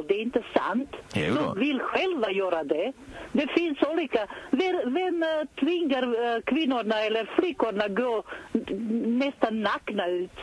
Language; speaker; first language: Swedish; non-native, fluent; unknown